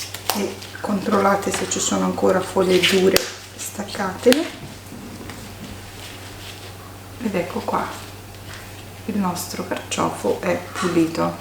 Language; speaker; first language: Italian; native; Italian